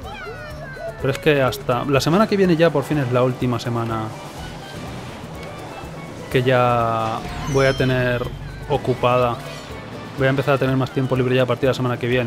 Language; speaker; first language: Spanish; native; Spanish